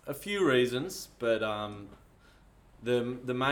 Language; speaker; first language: English; native; English